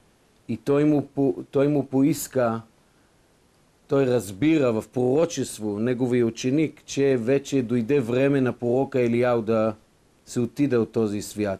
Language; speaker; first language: Bulgarian; non-native, fluent; Hebrew